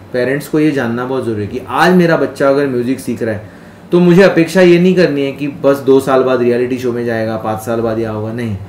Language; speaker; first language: Hindi; non-native, local second language; Marathi